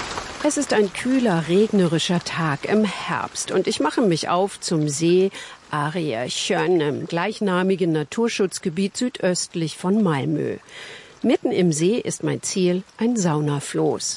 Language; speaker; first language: German; native; German